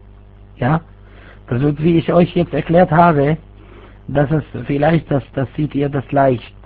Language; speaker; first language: German; non-native, fluent; Arabic